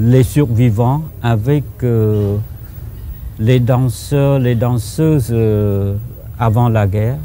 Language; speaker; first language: French; non-native, fluent; Khmer